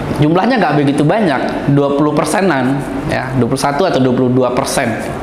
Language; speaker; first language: Indonesian; native; Indonesian